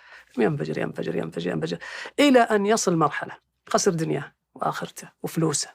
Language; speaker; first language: Arabic; native; Arabic